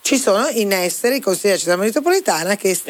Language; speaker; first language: Italian; native; Italian